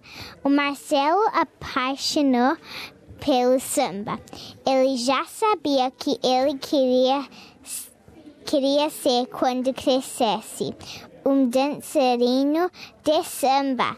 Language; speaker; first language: Portuguese; early bilingual, heritage; Portuguese